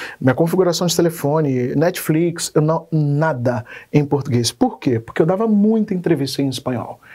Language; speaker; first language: Portuguese; native; Portuguese